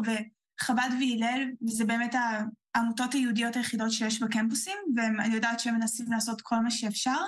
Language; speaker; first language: Hebrew; early bilingual, heritage; Hebrew